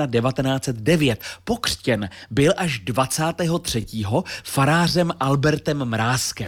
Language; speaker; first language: Czech; native; Czech